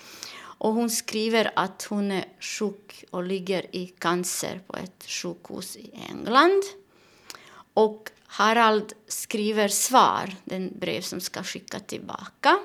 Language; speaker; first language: Swedish; non-native, learner; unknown